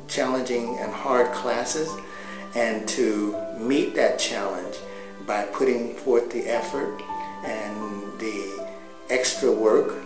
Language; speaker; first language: English; native; English